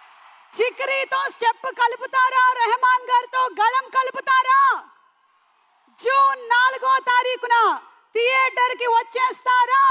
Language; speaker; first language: Telugu; native; Telugu